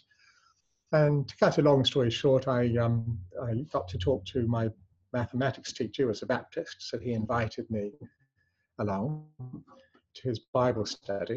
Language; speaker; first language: English; native; English